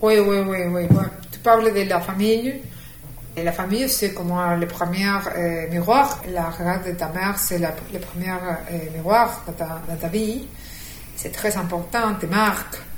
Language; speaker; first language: French; non-native, fluent; Spanish